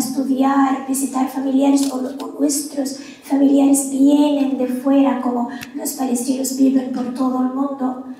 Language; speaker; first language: Spanish; non-native, fluent; Arabic